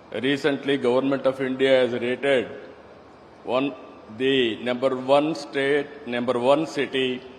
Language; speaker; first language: English; non-native, local second language; Telugu